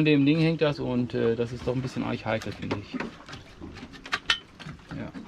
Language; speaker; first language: German; native; German